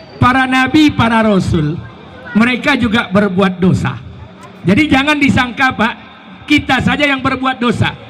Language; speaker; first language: Indonesian; native; Indonesian